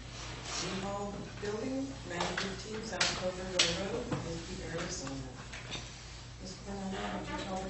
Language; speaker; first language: English; native; English